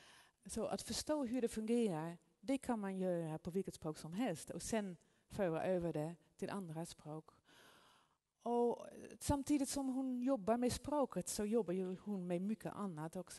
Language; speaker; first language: Swedish; non-native, fluent; Dutch